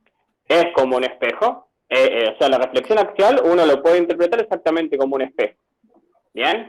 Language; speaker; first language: Spanish; native; Spanish